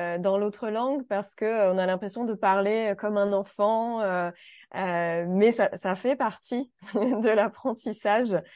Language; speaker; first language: French; native; French